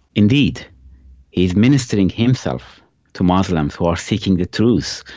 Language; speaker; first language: English; non-native, fluent; Persian